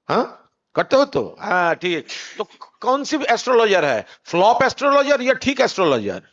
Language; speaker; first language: Hindi; non-native, local second language; Bangla